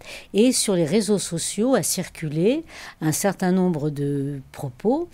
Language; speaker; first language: French; native; French